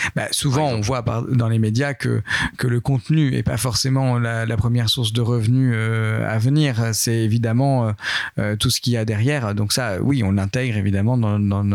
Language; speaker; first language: French; native; French